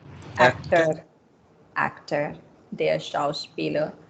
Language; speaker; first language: German; non-native, fluent; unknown